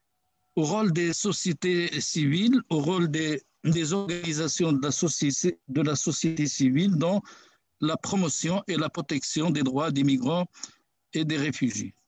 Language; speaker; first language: French; non-native, local second language; Arabic